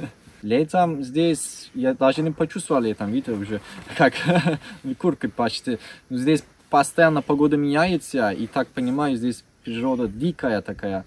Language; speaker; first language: Russian; non-native, learner; Turkish